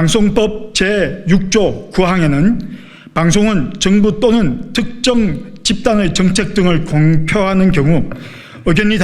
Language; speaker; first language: Korean; native; Korean